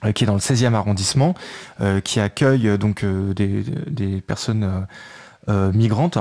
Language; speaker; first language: French; native; French